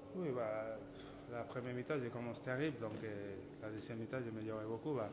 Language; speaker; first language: French; non-native, learner; Spanish